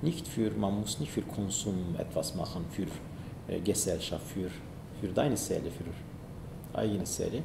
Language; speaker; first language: German; non-native, learner; Zaza